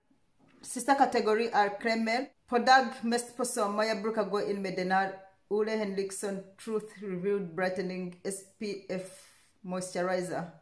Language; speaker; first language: Swedish; non-native, learner; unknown